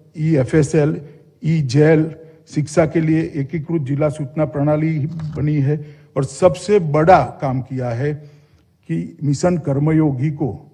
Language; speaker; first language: Hindi; non-native, local second language; Gujarati